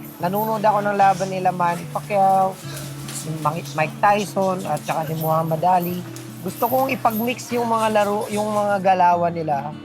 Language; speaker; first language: Filipino; non-native, local second language; Bikol